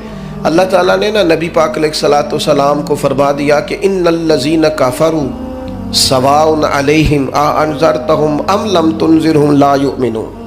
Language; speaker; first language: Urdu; non-native, local second language; Punjabi